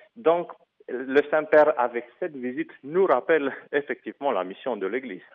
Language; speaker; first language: French; non-native, fluent; Romanian